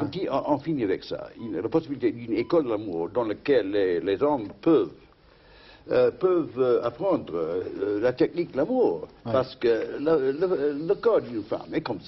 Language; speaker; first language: French; non-native, fluent; English